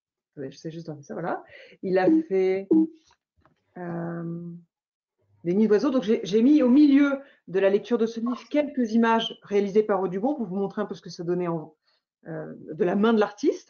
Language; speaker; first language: French; native; French